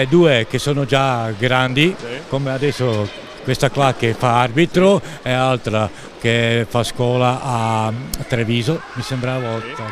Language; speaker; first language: Italian; non-native, fluent; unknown